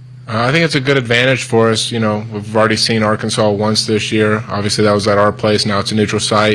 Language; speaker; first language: English; native; English